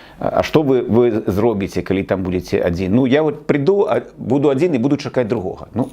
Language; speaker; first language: Belarusian; native; Belarusian